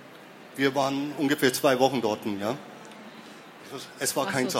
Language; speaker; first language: German; early bilingual, other home language; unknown